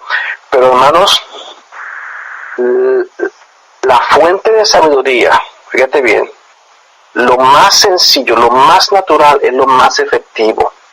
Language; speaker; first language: Spanish; native; Spanish